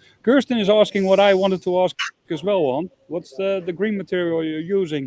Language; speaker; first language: English; non-native, fluent; Dutch